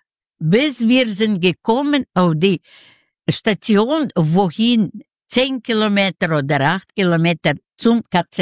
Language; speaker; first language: German; non-native, learner; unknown